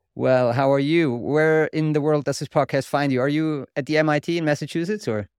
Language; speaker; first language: English; non-native, fluent; German